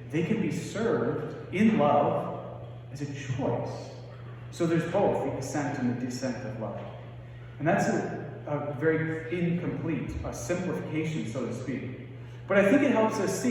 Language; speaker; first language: English; native; English